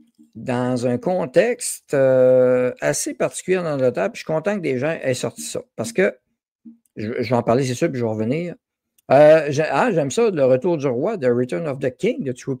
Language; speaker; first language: French; native; French